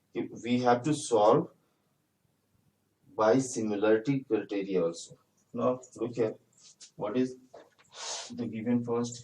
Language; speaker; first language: English; non-native, local second language; Hindi